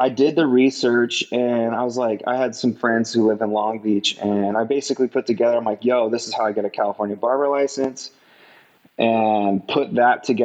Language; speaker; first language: English; native; English